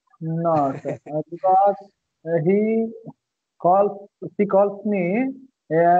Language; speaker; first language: English; non-native, learner; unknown